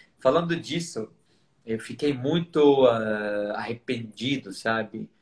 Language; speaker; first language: Portuguese; non-native, fluent; Arabic